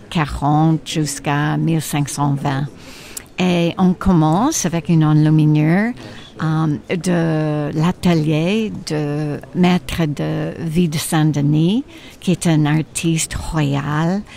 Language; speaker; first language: French; non-native, fluent; English